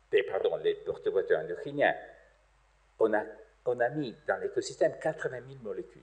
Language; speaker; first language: French; native; French